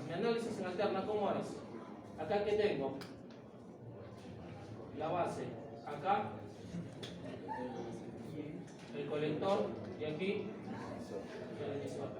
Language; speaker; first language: Spanish; native; Spanish